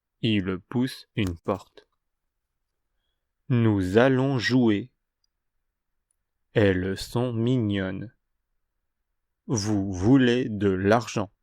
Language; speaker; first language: French; non-native, fluent; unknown